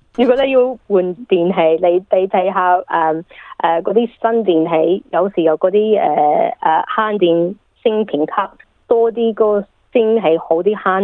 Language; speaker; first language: Cantonese; early bilingual, heritage; English